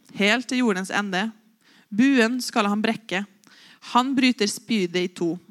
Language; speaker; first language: Norwegian; native; Norwegian